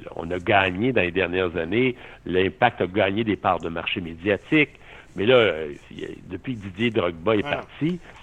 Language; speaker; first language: French; native; French